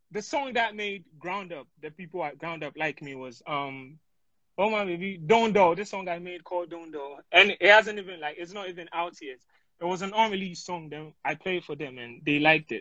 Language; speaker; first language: English; non-native, local second language; Akan